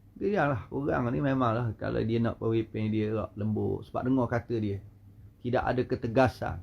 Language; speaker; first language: Malay; native; Malay